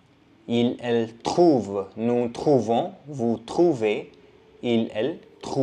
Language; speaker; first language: French; non-native, fluent; Hindi